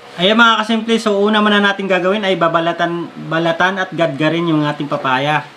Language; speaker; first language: Filipino; non-native, local second language; Cebuano